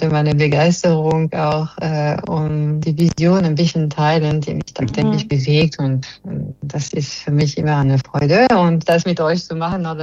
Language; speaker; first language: German; non-native, fluent; French